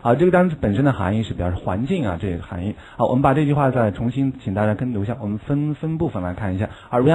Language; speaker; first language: Chinese; native; Chinese